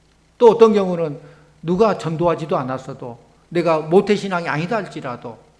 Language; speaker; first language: Korean; native; Korean